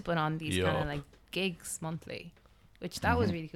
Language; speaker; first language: English; non-native, fluent; Polish